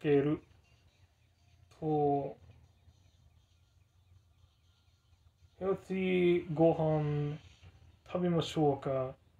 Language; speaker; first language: Japanese; non-native, learner; English